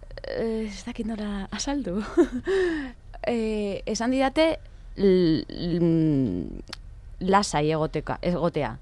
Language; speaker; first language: Basque; non-native, local second language; Spanish